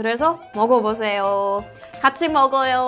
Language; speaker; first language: Korean; non-native, learner; Filipino